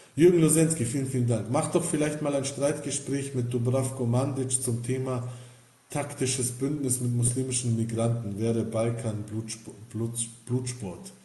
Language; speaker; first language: German; early bilingual, other home language; Bosnian